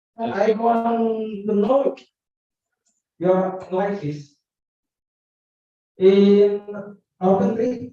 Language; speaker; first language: English; non-native, learner; Indonesian